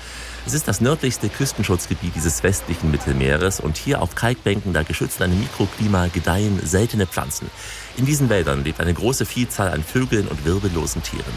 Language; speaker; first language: German; native; German